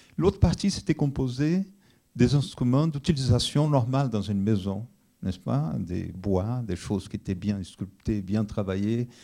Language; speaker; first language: French; non-native, fluent; Portuguese